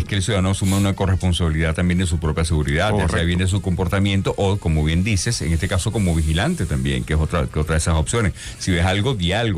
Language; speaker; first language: Spanish; native; Spanish